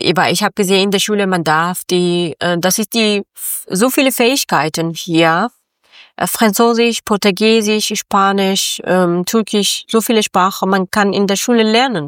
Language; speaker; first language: German; non-native, local second language; Persian